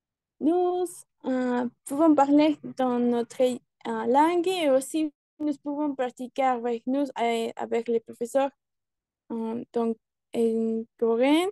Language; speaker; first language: French; non-native, learner; Spanish